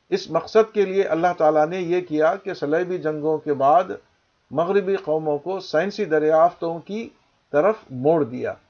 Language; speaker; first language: Urdu; native; Urdu